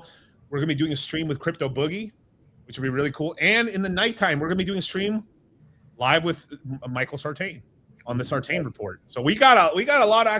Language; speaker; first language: English; native; English